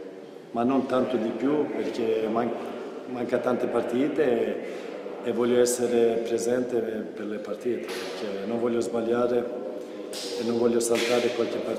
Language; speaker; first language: Italian; non-native, fluent; Swedish